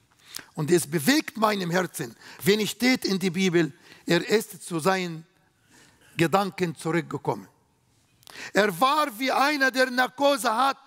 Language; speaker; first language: German; non-native, fluent; Arabic